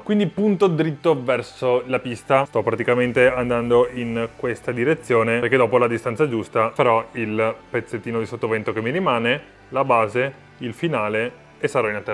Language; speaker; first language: Italian; native; Italian